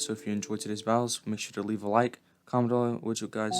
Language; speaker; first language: English; native; English